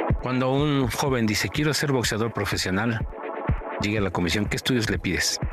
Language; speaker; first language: Spanish; native; Spanish